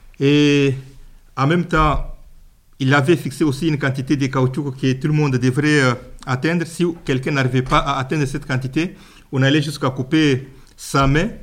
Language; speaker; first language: French; non-native, local second language; Luba-Lulua